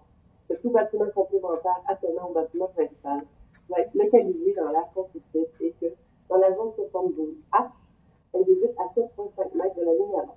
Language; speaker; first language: French; native; French